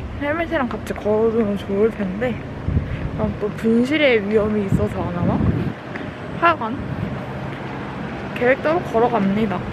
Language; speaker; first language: Korean; native; Korean